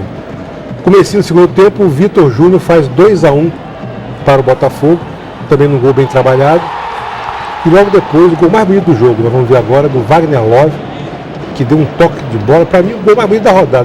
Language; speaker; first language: Portuguese; native; Portuguese